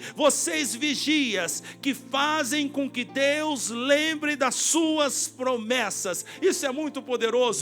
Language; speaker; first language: Portuguese; native; Portuguese